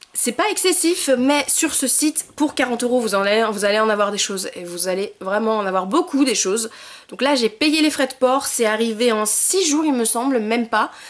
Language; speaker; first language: French; native; French